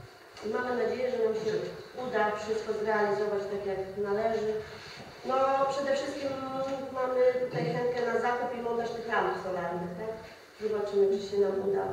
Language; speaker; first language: Polish; native; Polish